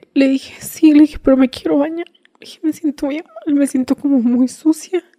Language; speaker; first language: Spanish; native; Spanish